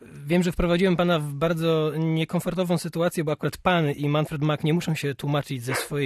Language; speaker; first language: Polish; native; Polish